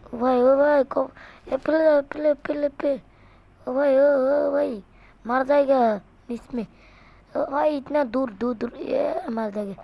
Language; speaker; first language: Hindi; non-native, local second language; Bangla